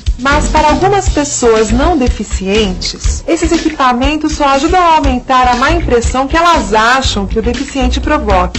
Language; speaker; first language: Portuguese; native; Portuguese